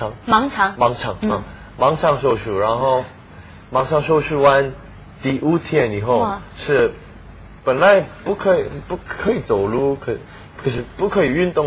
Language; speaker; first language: Chinese; non-native, learner; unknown